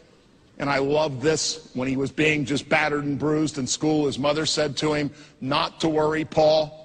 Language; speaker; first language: English; native; English